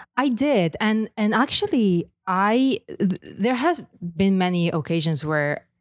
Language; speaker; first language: English; non-native, fluent; Catalan